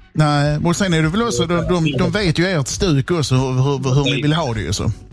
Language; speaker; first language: Swedish; native; Swedish